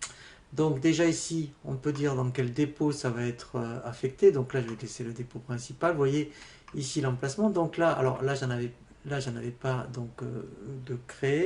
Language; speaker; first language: French; native; French